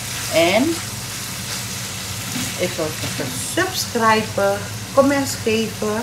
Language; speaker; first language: Dutch; non-native, local second language; Caribbean Hindustani